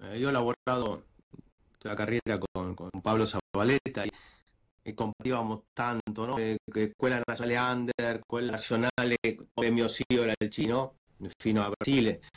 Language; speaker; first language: Italian; non-native, fluent; Spanish